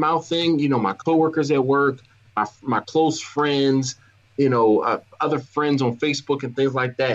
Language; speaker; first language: English; native; English